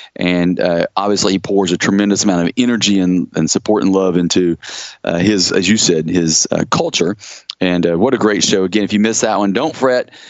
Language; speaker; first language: English; native; English